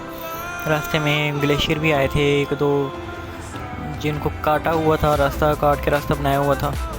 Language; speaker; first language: Urdu; native; Urdu